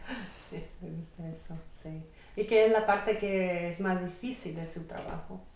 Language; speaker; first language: Spanish; non-native, fluent; English